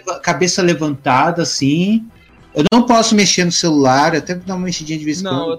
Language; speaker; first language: Portuguese; native; Portuguese